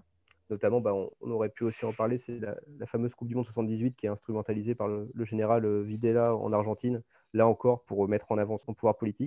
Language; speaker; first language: French; native; French